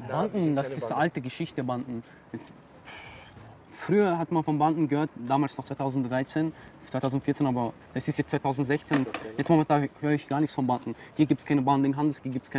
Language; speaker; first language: German; non-native, fluent; Chechen